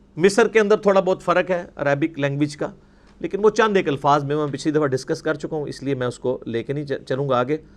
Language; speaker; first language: Urdu; non-native, local second language; Punjabi